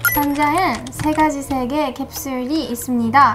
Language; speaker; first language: Korean; non-native, fluent; Japanese